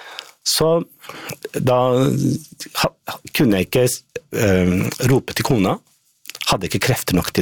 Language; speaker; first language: Norwegian; non-native, fluent; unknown